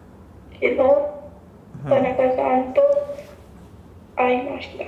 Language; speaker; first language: Japanese; non-native, learner; Hindi